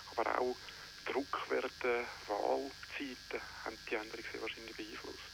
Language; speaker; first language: German; non-native, local second language; French